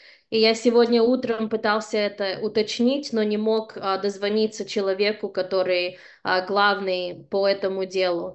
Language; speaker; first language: Russian; early bilingual, heritage; Russian